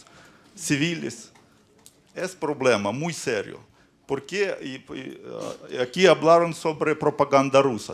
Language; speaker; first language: Spanish; non-native, learner; Ukrainian